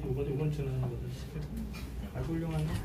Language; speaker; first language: Korean; native; Korean